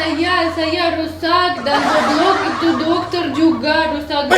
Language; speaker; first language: Indonesian; non-native, learner; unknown